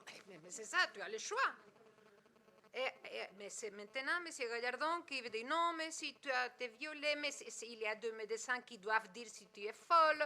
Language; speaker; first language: French; non-native, fluent; Spanish